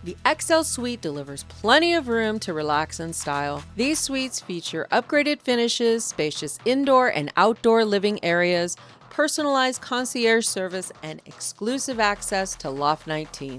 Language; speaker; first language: English; native; English